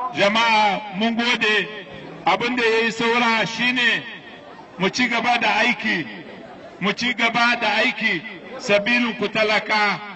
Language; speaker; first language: Hausa; non-native, local second language; Arabic